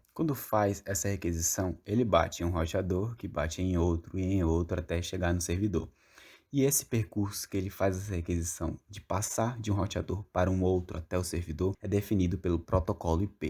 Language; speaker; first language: Portuguese; native; Portuguese